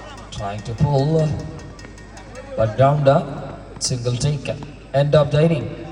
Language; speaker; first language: English; non-native, local second language; Malayalam